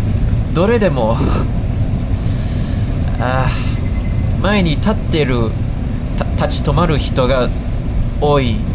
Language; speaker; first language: Japanese; non-native, fluent; English